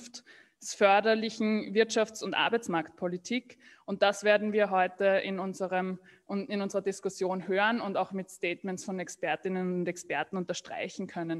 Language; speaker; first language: German; native; German